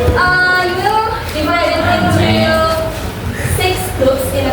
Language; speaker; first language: English; non-native, learner; Indonesian